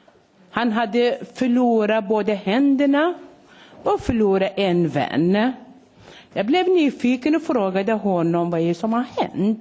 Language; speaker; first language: Swedish; non-native, fluent; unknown